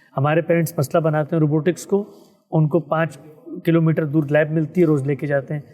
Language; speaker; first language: Urdu; native; Urdu